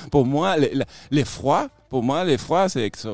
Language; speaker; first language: French; non-native, fluent; Spanish